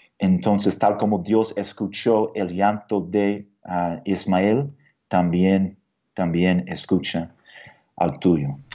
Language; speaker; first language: Spanish; non-native, fluent; English